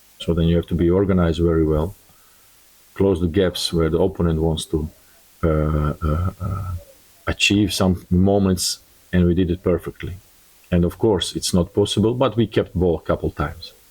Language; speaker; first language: English; non-native, learner; Croatian